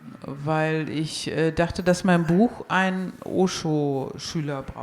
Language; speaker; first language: German; native; German